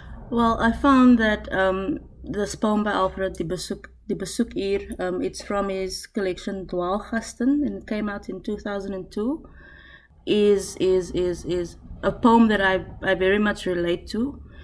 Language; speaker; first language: English; non-native, local second language; Afrikaans